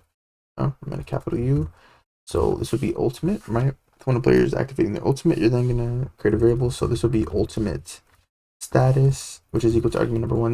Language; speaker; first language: English; native; English